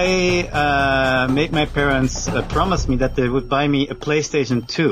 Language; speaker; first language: English; non-native, fluent; Dutch